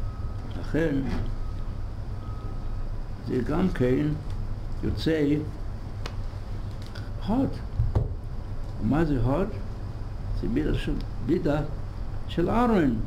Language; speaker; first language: Hebrew; non-native, fluent; English